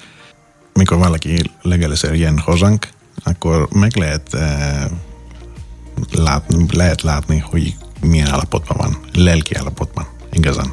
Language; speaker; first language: Hungarian; non-native, fluent; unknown